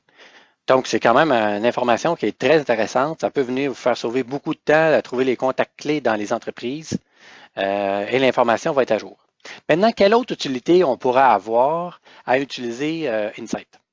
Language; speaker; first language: French; native; French